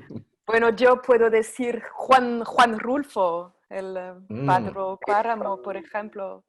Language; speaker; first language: Spanish; non-native, fluent; French